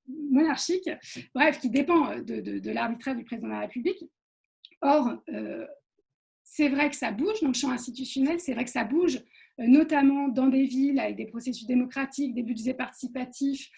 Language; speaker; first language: French; native; French